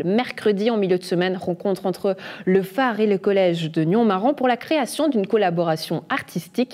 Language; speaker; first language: French; native; French